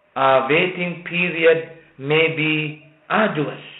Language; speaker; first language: English; non-native, local second language; Sinhala